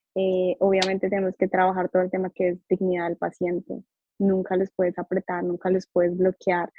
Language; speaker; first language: Spanish; native; Spanish